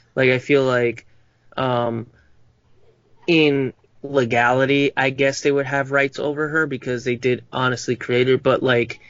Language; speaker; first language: English; non-native, fluent; Spanish